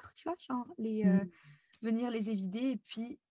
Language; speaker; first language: French; native; French